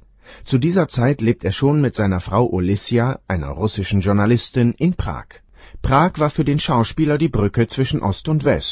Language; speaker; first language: German; native; German